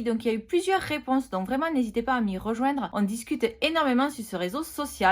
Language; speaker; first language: French; native; French